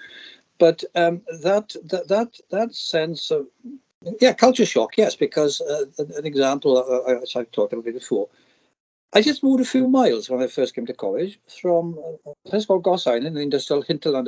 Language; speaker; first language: English; non-native, local second language; Welsh